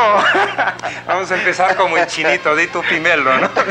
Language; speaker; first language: Spanish; native; Spanish